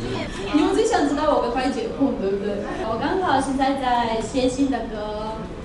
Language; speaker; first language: Chinese; non-native, fluent; Russian